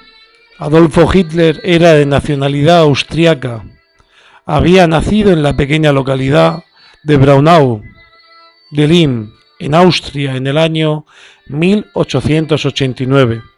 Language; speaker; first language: Spanish; native; Spanish